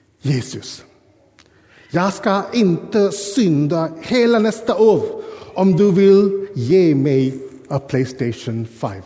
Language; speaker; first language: Swedish; non-native, fluent; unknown